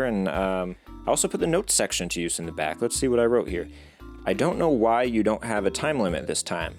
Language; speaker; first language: English; native; English